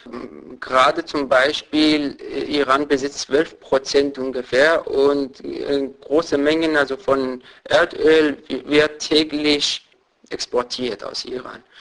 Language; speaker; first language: German; non-native, fluent; Persian